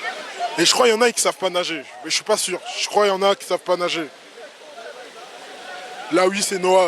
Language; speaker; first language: French; native; French